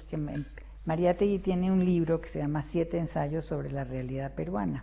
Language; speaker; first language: Spanish; early bilingual, other home language; Russian